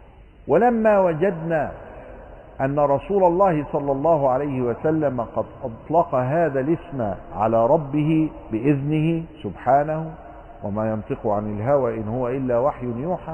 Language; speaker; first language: Arabic; native; Arabic